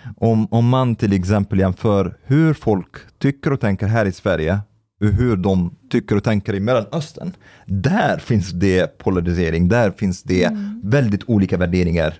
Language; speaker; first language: Swedish; non-native, fluent; Arabic